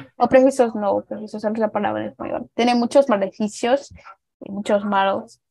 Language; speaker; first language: Spanish; non-native, learner; Portuguese